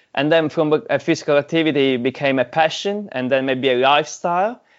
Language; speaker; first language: English; non-native, fluent; Italian